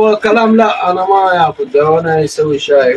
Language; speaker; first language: Arabic; non-native, learner; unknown